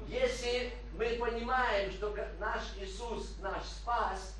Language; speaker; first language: Polish; non-native, learner; Russian